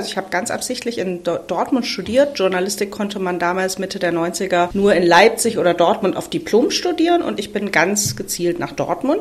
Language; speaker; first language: German; native; German